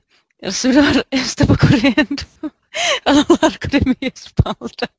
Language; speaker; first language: Spanish; non-native, learner; Finnish